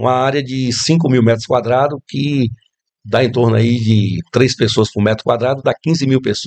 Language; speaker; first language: Portuguese; native; Portuguese